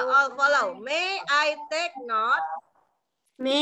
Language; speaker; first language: English; non-native, learner; Indonesian